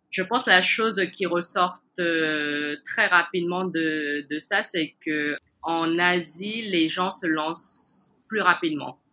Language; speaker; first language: French; native; French